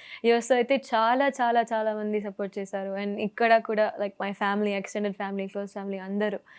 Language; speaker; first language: Telugu; early bilingual, heritage; Telugu